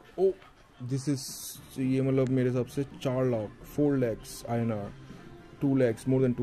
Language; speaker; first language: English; non-native, local second language; Hindi